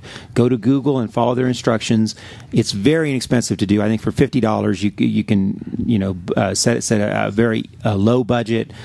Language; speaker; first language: English; native; English